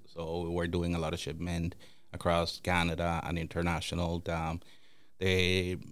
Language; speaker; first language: English; non-native, fluent; Spanish